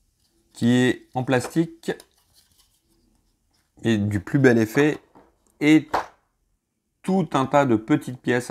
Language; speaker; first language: French; native; French